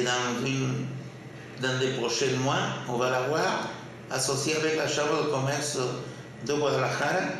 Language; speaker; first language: French; non-native, fluent; Spanish